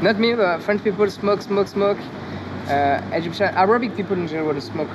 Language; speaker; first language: English; non-native, learner; French